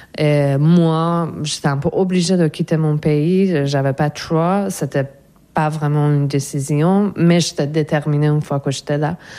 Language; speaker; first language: French; non-native, fluent; Persian